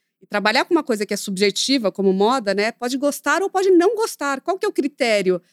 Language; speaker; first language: Portuguese; native; Portuguese